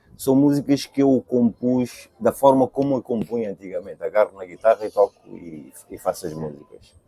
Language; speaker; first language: Portuguese; early bilingual, other home language; Kabuverdianu